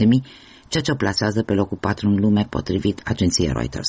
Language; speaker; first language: Romanian; native; Romanian